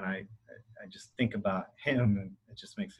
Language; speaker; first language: English; native; English